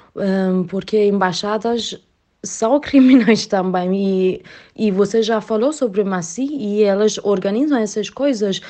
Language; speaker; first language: Portuguese; non-native, learner; Persian